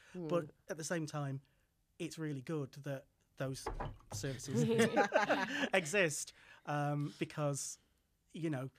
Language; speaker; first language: English; native; English